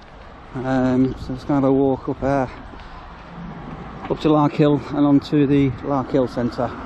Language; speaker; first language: English; native; English